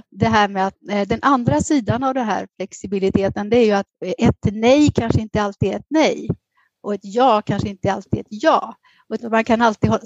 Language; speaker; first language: Swedish; native; Swedish